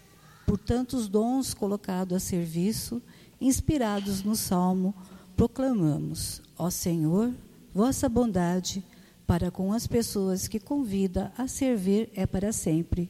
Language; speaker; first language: Portuguese; native; Portuguese